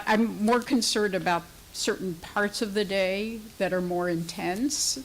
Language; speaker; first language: English; native; English